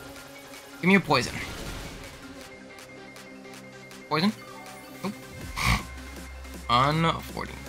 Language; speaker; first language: English; native; English